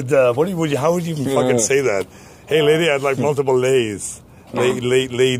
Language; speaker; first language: English; native; English